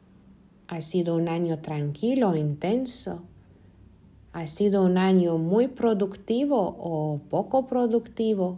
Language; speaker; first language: Spanish; non-native, fluent; Lithuanian